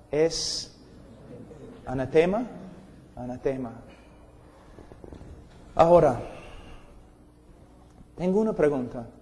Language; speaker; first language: Spanish; non-native, fluent; English